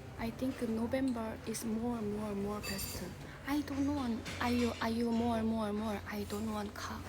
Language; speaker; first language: English; non-native, learner; Korean